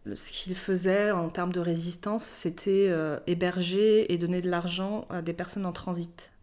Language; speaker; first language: French; native; French